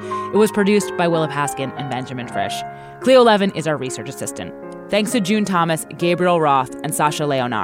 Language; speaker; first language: English; native; English